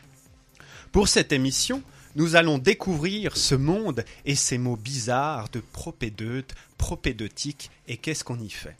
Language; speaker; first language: French; native; French